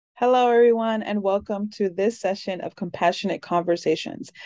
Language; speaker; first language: English; early bilingual, other home language; Spanish